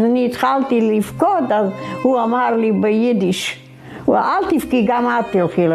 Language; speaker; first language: Hebrew; non-native, fluent; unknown